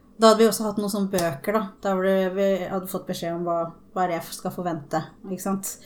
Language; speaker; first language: Norwegian; early bilingual, other home language; Spanish